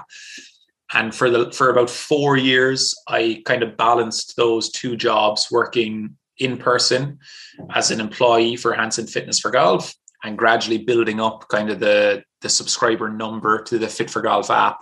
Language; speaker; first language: English; native; English